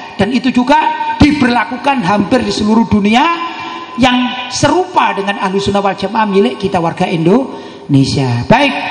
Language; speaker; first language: Indonesian; native; Indonesian